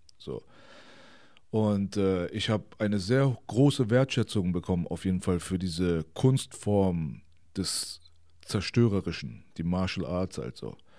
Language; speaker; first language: German; early bilingual, other home language; Persian